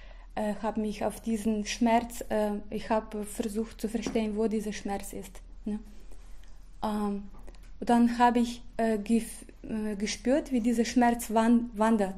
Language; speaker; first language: German; non-native, fluent; Russian